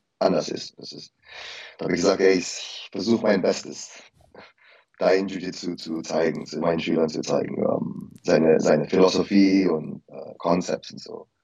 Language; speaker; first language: German; early bilingual, heritage; German